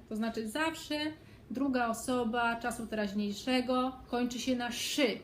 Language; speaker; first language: Polish; native; Polish